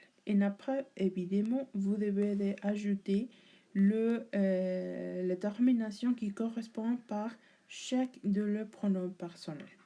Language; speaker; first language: French; non-native, learner; Spanish